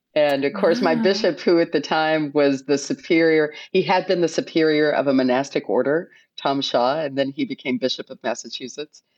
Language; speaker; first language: English; native; English